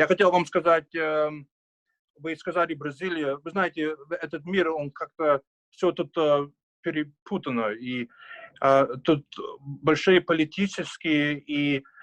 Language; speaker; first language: Russian; early bilingual, heritage; Russian